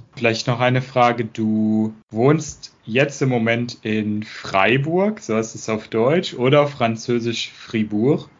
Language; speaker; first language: German; native; German